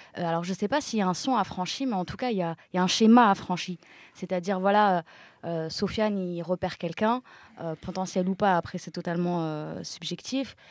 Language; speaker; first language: French; native; French